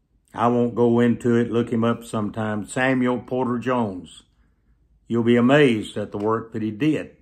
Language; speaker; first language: English; native; English